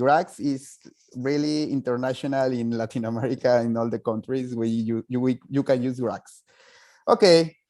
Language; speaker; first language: English; non-native, fluent; Spanish